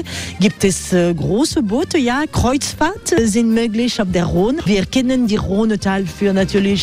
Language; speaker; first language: German; non-native, fluent; French